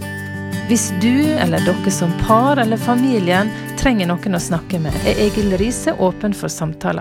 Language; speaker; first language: Norwegian; native; Norwegian